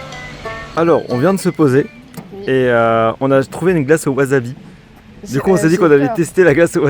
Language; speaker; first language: French; native; French